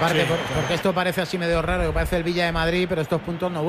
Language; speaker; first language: Spanish; native; Spanish